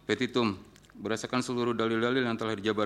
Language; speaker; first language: Indonesian; native; Indonesian